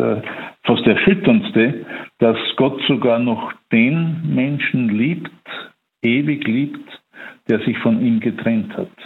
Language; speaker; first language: German; native; German